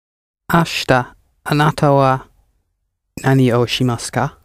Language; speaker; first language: Japanese; non-native, learner; English